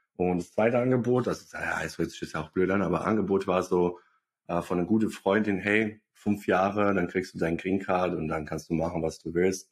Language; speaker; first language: German; non-native, fluent; Bosnian